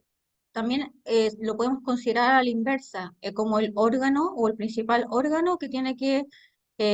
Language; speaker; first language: Spanish; native; Spanish